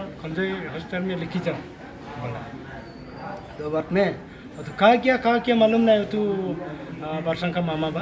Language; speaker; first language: Hindi; non-native, local second language; Khasi